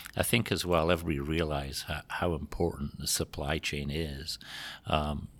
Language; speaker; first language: English; native; English